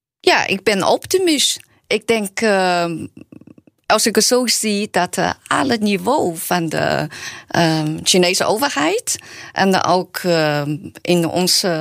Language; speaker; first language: Dutch; non-native, learner; Chinese